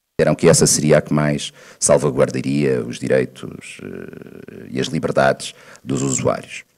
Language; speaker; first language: Portuguese; native; Portuguese